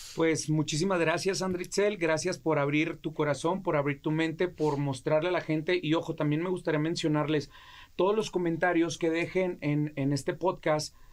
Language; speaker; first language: Spanish; native; Spanish